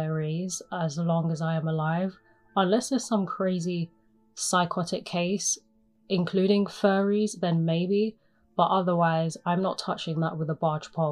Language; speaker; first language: English; native; English